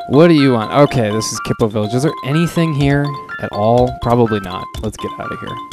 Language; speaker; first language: English; native; English